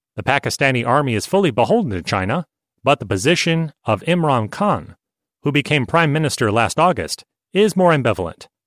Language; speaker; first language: English; non-native, fluent; Hungarian